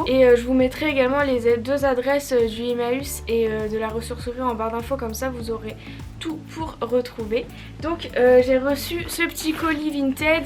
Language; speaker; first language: French; native; French